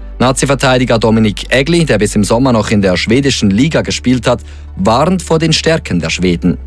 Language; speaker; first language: German; native; German